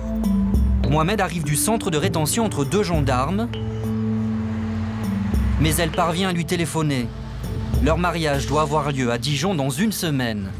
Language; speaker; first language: French; native; French